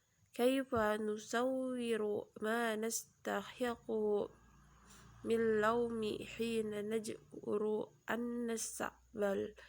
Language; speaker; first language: Arabic; non-native, learner; Indonesian